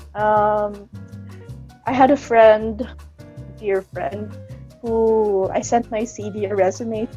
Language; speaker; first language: English; non-native, local second language; Cebuano